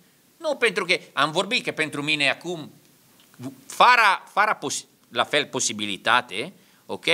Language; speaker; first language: Romanian; non-native, learner; Italian